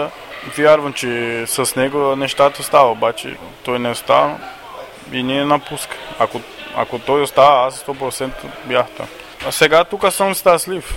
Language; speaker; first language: Bulgarian; non-native, learner; Portuguese